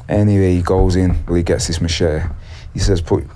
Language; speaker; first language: English; native; English